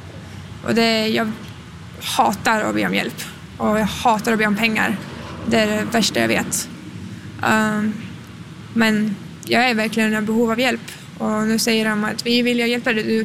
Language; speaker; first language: Swedish; native; Swedish